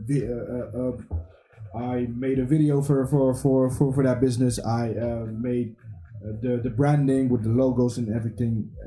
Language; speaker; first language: English; early bilingual, heritage; English